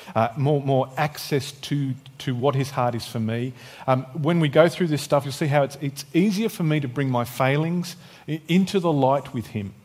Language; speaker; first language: English; native; English